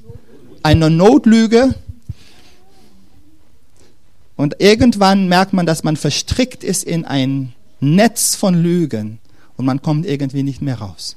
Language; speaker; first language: German; non-native, fluent; Dutch